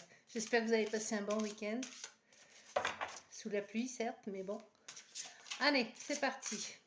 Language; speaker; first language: French; native; French